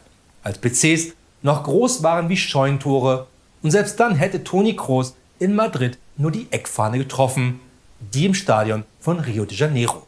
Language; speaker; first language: German; native; German